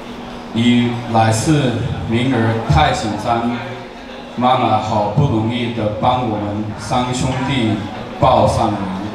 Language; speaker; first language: Chinese; early bilingual, heritage; Chinese